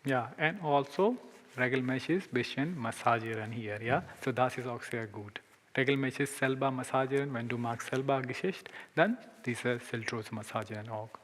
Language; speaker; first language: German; non-native, learner; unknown